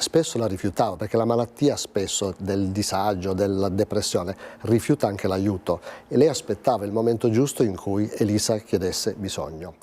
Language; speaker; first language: Italian; native; Italian